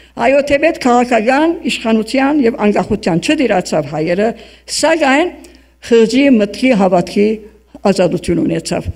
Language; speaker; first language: Armenian; early bilingual, heritage; Armenian